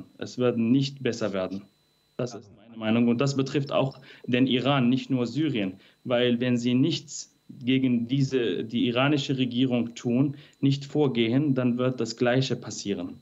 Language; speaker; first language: German; non-native, fluent; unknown